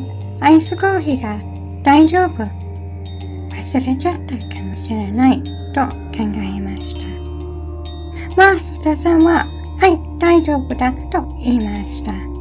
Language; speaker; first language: Japanese; non-native, learner; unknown